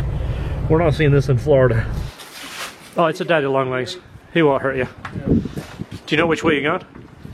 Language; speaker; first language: English; native; English